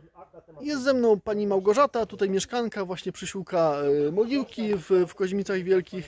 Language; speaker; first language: Polish; native; Polish